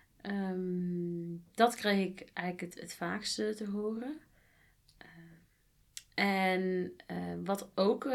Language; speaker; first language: Dutch; native; Dutch